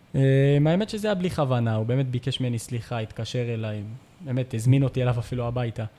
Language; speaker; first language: Hebrew; native; Hebrew